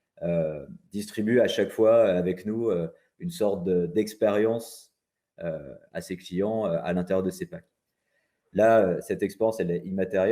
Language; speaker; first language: French; native; French